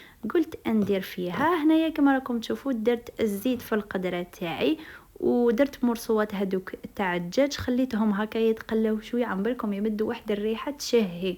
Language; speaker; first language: Arabic; native; Arabic